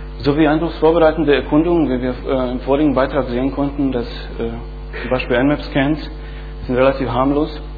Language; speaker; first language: German; non-native, fluent; Bosnian